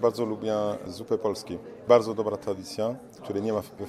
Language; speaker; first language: Polish; non-native, learner; French